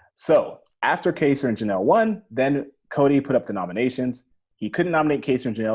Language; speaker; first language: English; native; English